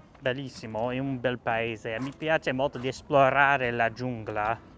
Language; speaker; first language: Italian; non-native, learner; English